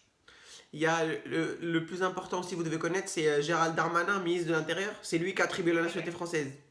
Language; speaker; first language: French; native; French